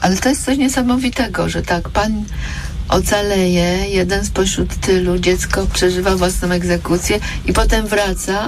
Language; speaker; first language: Polish; native; Polish